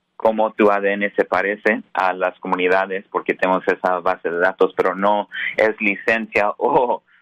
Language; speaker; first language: Spanish; early bilingual, heritage; Spanish